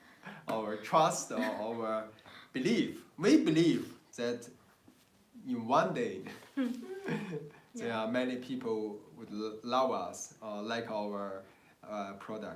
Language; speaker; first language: English; non-native, learner; Chinese